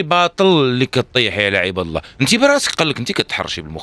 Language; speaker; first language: Arabic; native; Arabic